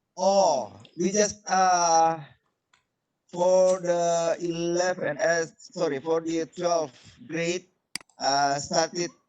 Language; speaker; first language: English; non-native, fluent; Indonesian